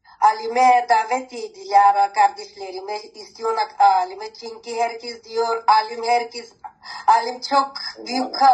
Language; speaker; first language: Turkish; non-native, learner; Greek